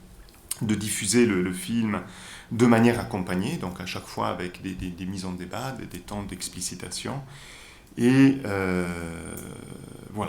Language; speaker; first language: French; native; French